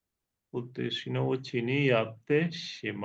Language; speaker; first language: Japanese; non-native, learner; Bangla